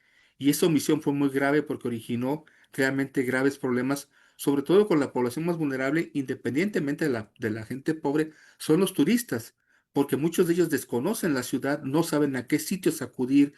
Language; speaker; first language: Spanish; native; Spanish